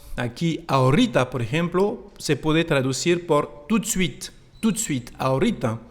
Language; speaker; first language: Spanish; non-native, fluent; French